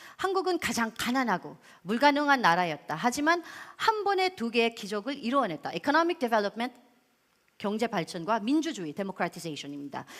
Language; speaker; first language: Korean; non-native, fluent; Filipino